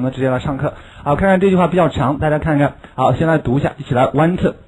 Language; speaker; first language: Chinese; native; Chinese